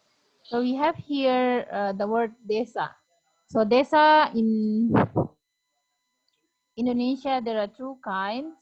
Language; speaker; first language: English; non-native, fluent; Indonesian